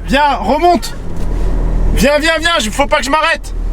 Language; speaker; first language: French; native; French